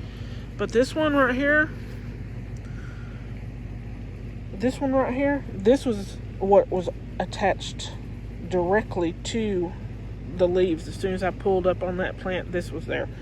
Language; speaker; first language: English; native; English